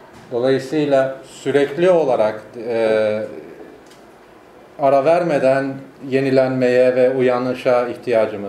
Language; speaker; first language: Turkish; native; Turkish